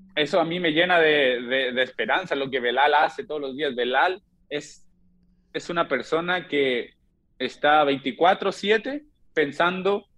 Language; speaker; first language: Spanish; native; Spanish